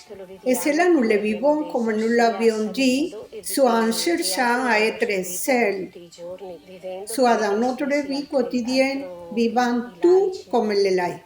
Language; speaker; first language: French; non-native, fluent; Italian